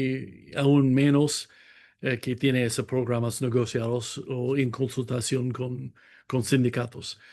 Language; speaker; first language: Spanish; non-native, fluent; English